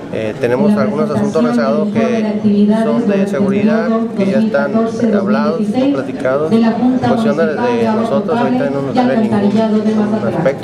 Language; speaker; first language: Spanish; native; Spanish